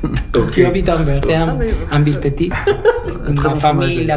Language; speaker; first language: French; non-native, learner; Spanish